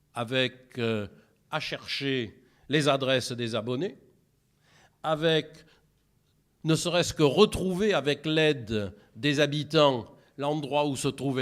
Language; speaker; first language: French; native; French